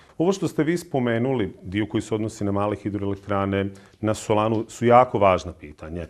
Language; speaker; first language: Croatian; native; Croatian